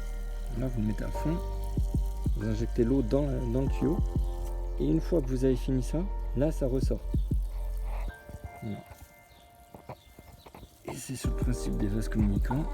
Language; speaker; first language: French; native; French